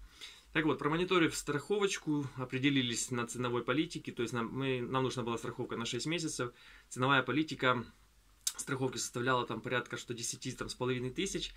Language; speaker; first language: Russian; native; Russian